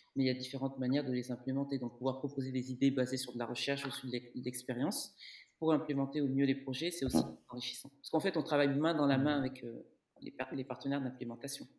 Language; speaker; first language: French; native; French